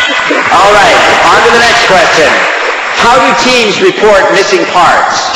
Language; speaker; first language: English; native; English